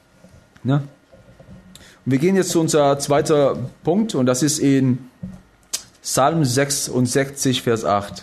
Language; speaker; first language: German; non-native, fluent; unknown